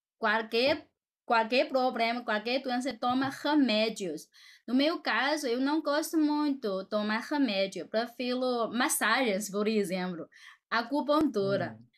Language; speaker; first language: Portuguese; non-native, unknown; Chinese